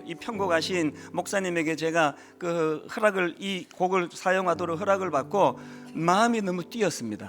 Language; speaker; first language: Korean; native; Korean